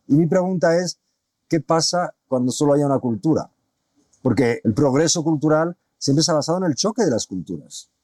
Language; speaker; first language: Spanish; native; Spanish